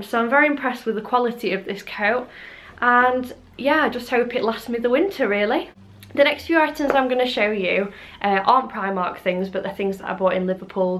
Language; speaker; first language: English; native; English